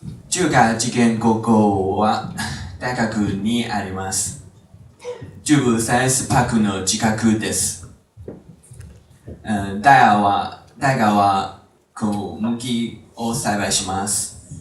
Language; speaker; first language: Japanese; non-native, learner; Chinese